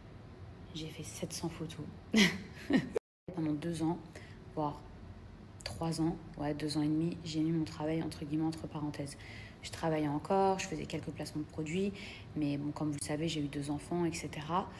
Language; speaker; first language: French; native; French